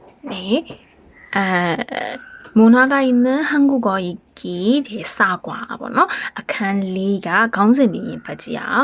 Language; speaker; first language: Korean; non-native, learner; Burmese